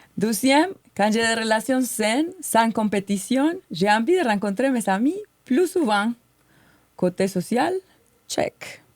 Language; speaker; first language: French; non-native, fluent; Spanish